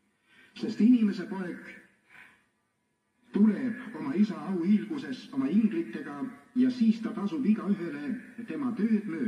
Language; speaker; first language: Estonian; native; Estonian